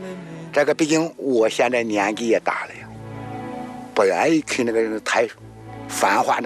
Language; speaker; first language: Chinese; native; Chinese